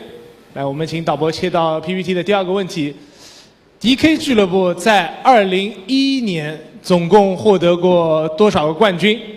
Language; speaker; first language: Chinese; native; Chinese